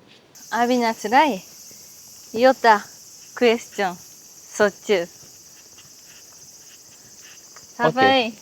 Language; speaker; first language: Nepali; non-native, learner; Japanese